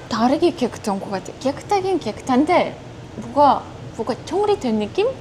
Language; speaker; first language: Korean; non-native, fluent; Russian